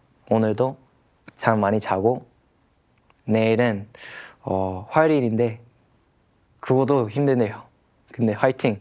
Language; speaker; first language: Korean; early bilingual, heritage; English